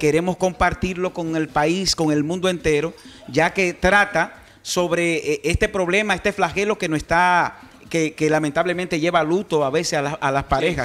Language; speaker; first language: Spanish; native; Spanish